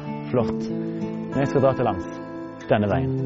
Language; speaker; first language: Norwegian; native; Norwegian